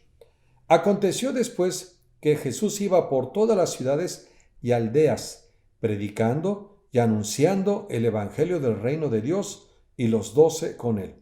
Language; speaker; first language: Spanish; native; Spanish